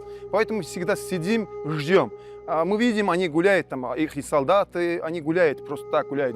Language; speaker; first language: Russian; non-native, local second language; Azerbaijani